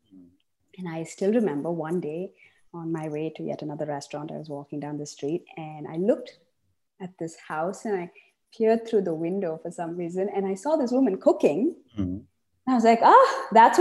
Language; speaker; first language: English; non-native, local second language; Tamil